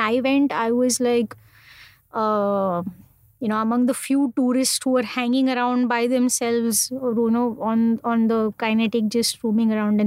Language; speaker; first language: English; non-native, local second language; Hindi